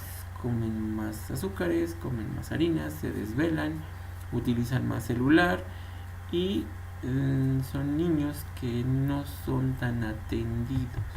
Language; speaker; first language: Spanish; native; Spanish